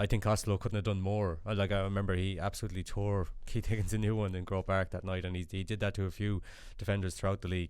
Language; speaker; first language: English; native; English